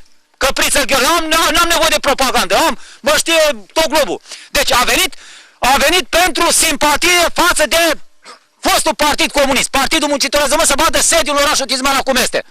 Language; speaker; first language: Romanian; native; Romanian